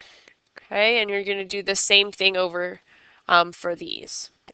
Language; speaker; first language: English; native; English